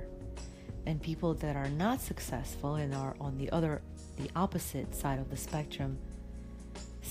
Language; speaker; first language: English; non-native, fluent; Romanian